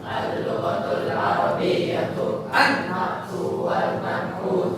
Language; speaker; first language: Arabic; non-native, learner; Indonesian